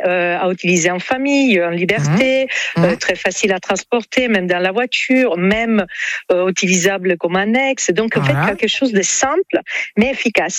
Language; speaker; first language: French; non-native, fluent; Italian